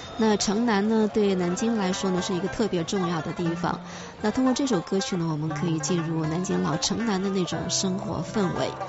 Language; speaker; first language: Chinese; native; Chinese